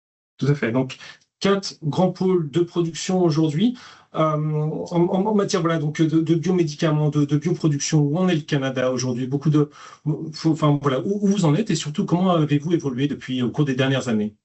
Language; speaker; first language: French; native; French